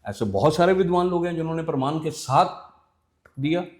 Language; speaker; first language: Hindi; non-native, local second language; Punjabi